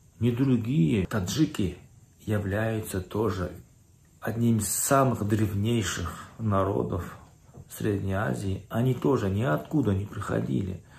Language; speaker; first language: Russian; non-native, local second language; Turkmen